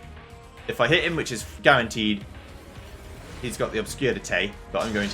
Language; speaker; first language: English; native; English